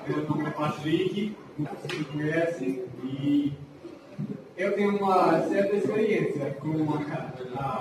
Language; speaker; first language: Portuguese; non-native, learner; English